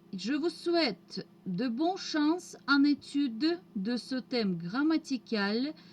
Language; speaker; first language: French; non-native, fluent; Russian